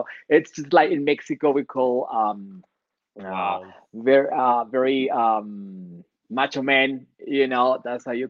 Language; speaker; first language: English; non-native, fluent; Spanish